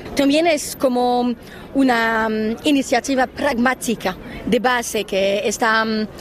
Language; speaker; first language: Spanish; non-native, fluent; French